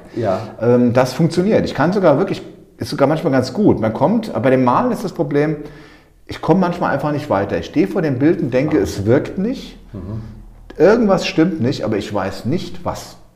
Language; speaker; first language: German; native; German